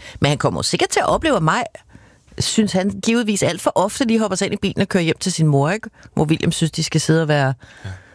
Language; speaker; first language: Danish; native; Danish